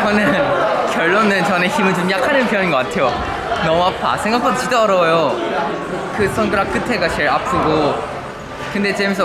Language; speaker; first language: Korean; non-native, fluent; Thai